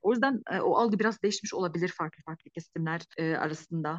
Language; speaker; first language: Turkish; non-native, fluent; Arabic